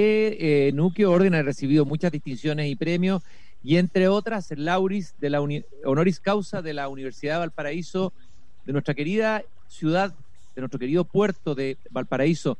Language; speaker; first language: Spanish; native; Spanish